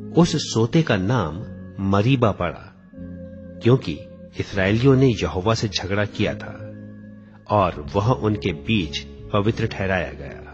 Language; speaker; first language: Hindi; native; Hindi